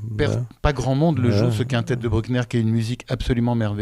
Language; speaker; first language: French; native; French